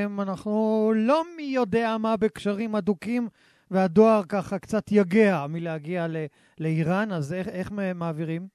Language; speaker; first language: Hebrew; native; Hebrew